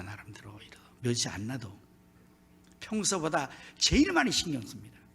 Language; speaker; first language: Korean; native; Korean